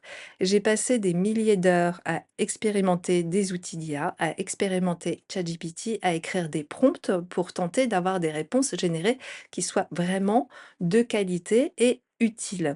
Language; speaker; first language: French; native; French